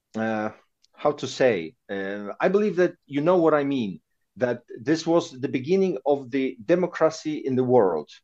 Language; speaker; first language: English; non-native, fluent; Polish